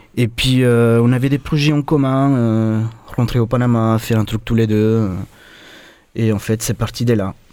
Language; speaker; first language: French; non-native, fluent; Spanish